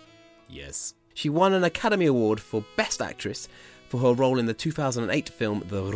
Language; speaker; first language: English; native; English